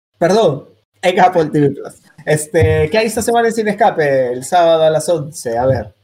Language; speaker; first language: Spanish; native; Spanish